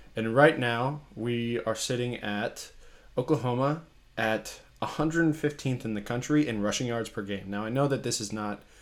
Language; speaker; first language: English; native; English